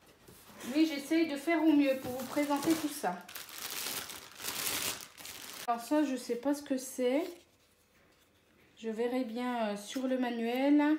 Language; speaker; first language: French; native; French